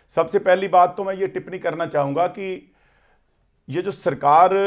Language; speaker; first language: Hindi; native; Hindi